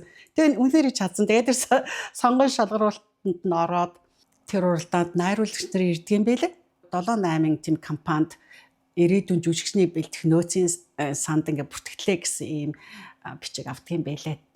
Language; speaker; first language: Mongolian; native; Mongolian